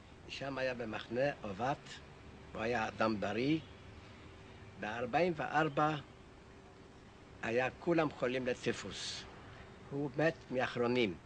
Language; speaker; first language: Hebrew; non-native, fluent; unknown